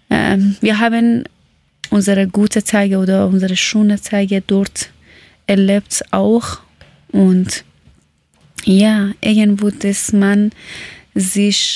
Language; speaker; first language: German; non-native, learner; Persian